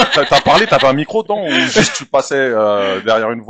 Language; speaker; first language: French; native; French